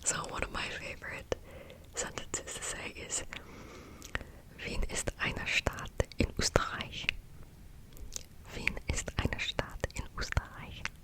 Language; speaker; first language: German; non-native, learner; English